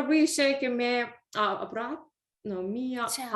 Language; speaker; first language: Italian; non-native, learner; English